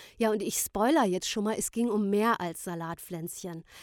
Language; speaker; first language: German; native; German